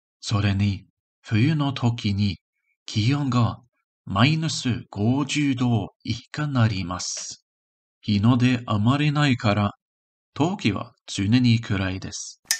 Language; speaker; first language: Japanese; non-native, learner; English